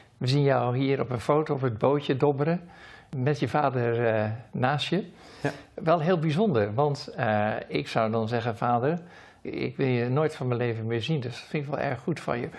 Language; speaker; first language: Dutch; native; Dutch